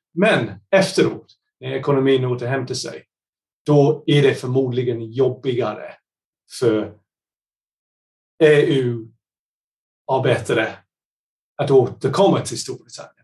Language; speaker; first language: Swedish; non-native, fluent; English